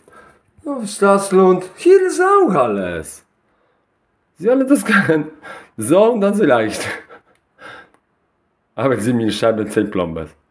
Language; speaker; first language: German; non-native, learner; Polish